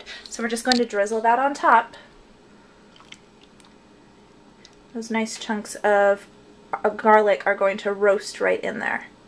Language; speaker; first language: English; native; English